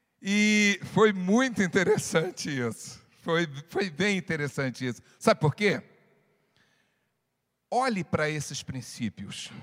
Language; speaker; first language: Portuguese; native; Portuguese